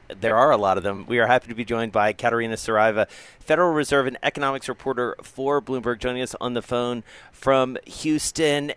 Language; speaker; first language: English; native; English